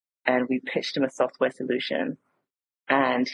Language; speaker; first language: English; native; English